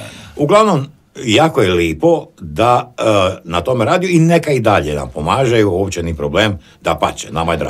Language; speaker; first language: Croatian; native; Croatian